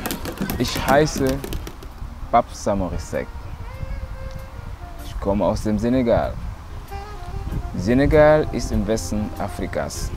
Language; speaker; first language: German; non-native, local second language; Wolof